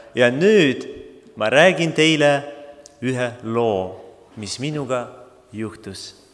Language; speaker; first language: Estonian; non-native, local second language; Russian